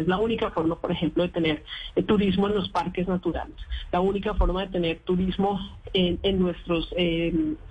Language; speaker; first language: Spanish; native; Spanish